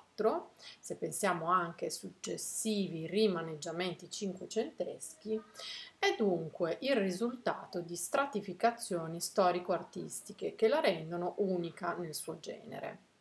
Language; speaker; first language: Italian; native; Italian